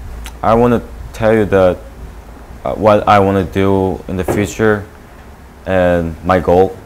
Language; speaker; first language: English; non-native, learner; Korean